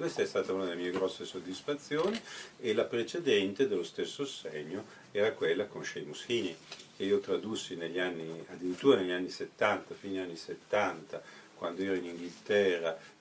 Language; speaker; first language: Italian; native; Italian